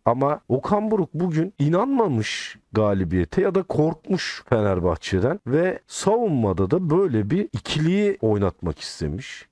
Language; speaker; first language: Turkish; native; Turkish